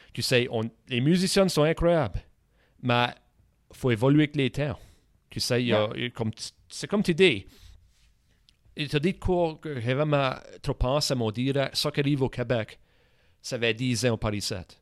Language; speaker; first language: French; native; French